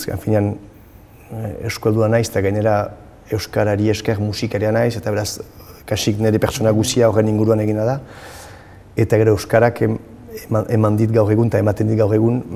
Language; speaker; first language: Basque; non-native, local second language; French